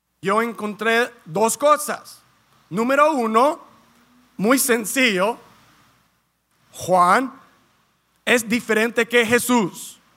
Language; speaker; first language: Spanish; early bilingual, heritage; Spanish